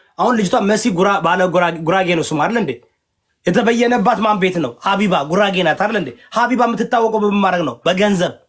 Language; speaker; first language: Amharic; early bilingual, heritage; Amharic